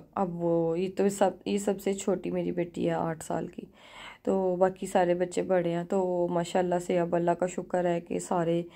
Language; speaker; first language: Urdu; native; Urdu